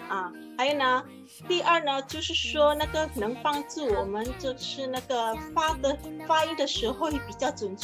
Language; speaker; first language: Chinese; non-native, local second language; Indonesian